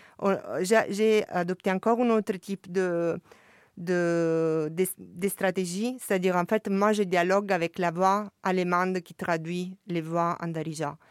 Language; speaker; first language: French; non-native, fluent; Italian